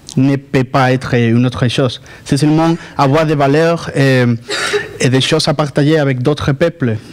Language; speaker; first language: French; non-native, fluent; Spanish